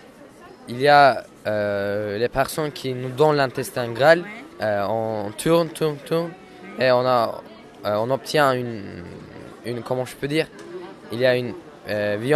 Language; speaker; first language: French; non-native, learner; Turkish